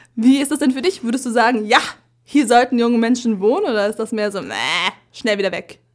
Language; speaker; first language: German; early bilingual, other home language; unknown